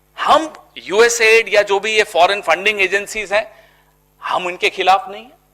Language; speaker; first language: Hindi; native; Hindi